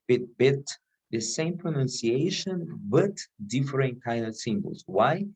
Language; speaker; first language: English; non-native, fluent; Spanish